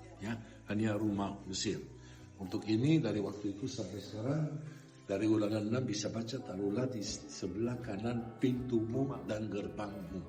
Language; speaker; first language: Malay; non-native, learner; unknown